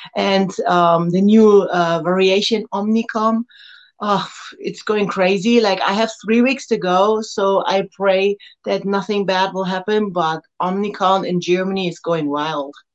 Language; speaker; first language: English; non-native, fluent; German